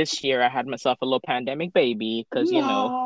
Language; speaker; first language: English; non-native, local second language; Akan